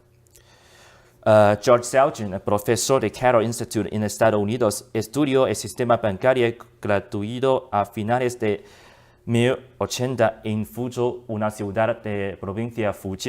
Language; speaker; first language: Spanish; non-native, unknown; Chinese